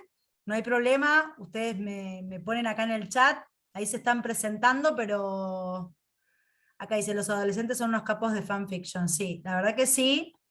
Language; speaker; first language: Spanish; native; Spanish